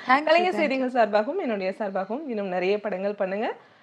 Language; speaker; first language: Tamil; native; Tamil